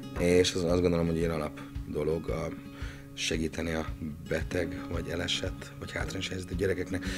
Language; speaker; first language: Hungarian; native; Hungarian